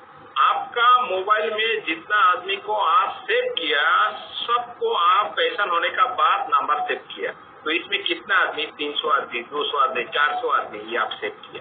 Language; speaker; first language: Hindi; non-native, fluent; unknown